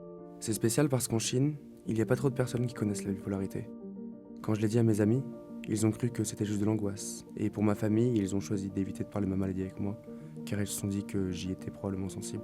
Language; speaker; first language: French; non-native, fluent; Chinese